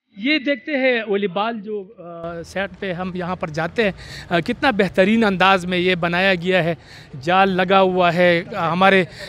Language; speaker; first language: Urdu; non-native, local second language; Pashto